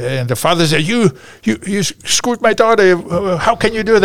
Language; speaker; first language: English; non-native, fluent; German